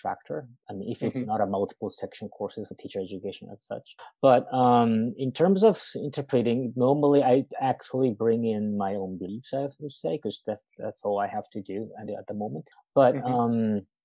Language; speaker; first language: English; non-native, fluent; Japanese